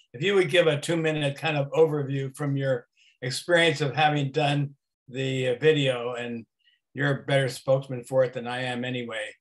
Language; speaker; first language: English; native; English